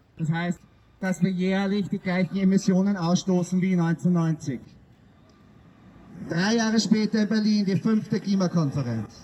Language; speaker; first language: German; native; German